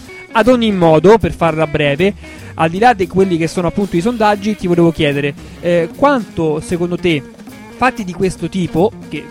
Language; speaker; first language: Italian; native; Italian